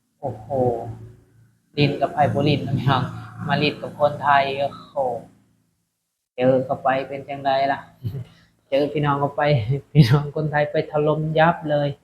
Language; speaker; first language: Thai; non-native, local second language; Lao